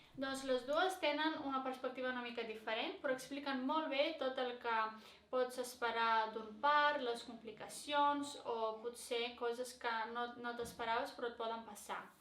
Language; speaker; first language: Catalan; non-native, fluent; Greek